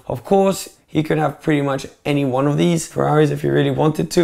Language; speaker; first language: English; native; English